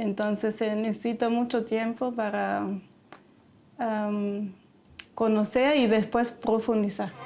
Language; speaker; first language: Spanish; non-native, fluent; German